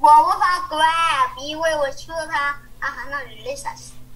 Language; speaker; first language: Chinese; early bilingual, heritage; Chinese